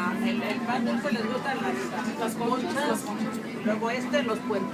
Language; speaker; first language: Spanish; native; Spanish